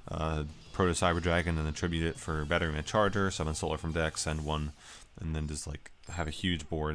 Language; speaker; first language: English; native; English